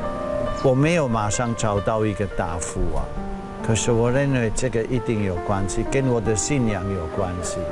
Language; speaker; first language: Chinese; non-native, fluent; German